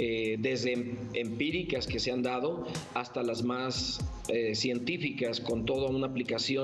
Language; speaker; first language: Spanish; native; Spanish